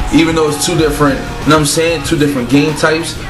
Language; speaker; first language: English; native; English